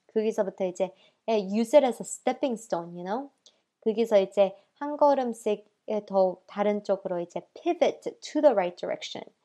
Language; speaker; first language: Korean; early bilingual, heritage; Korean